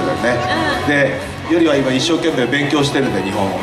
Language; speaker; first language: Japanese; native; Japanese